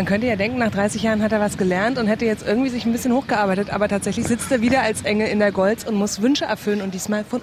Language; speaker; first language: German; native; German